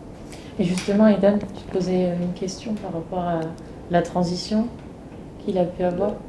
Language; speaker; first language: French; native; French